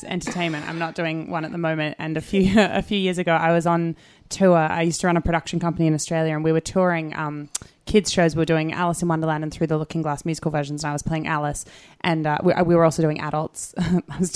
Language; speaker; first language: English; native; English